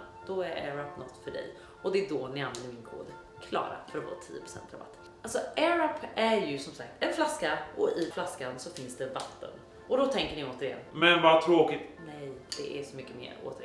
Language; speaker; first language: Swedish; native; Swedish